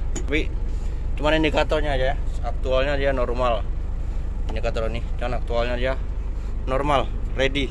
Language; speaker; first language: Indonesian; native; Indonesian